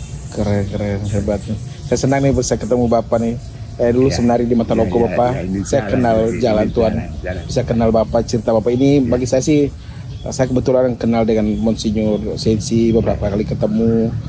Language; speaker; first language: Indonesian; native; Indonesian